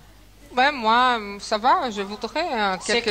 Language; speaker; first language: French; non-native, learner; Portuguese